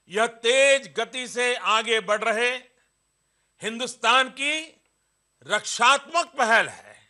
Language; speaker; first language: Hindi; non-native, local second language; Marathi